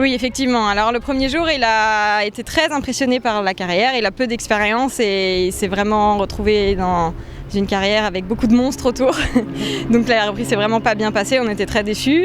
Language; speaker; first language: French; native; French